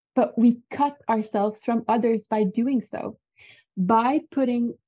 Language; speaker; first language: English; non-native, fluent; French